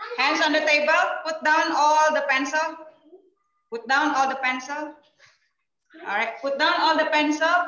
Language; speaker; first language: English; non-native, learner; Indonesian